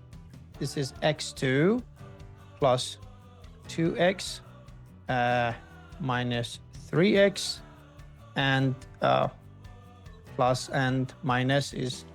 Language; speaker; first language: English; non-native, fluent; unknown